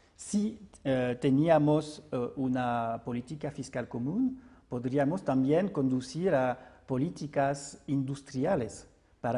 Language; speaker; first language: Spanish; non-native, fluent; French